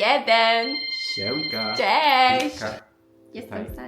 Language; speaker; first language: Polish; non-native, learner; Persian